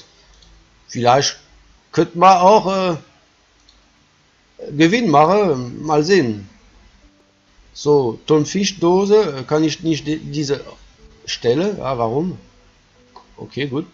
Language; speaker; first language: German; non-native, fluent; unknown